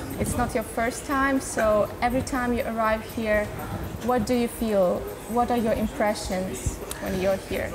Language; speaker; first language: English; non-native, fluent; Ukrainian